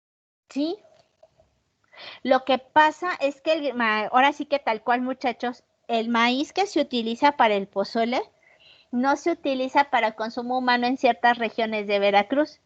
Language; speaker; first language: Spanish; native; Spanish